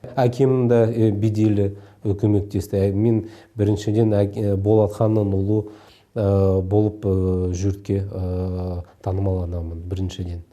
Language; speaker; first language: Kazakh; non-native, local second language; Russian